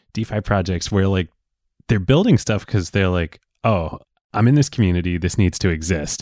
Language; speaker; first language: English; native; English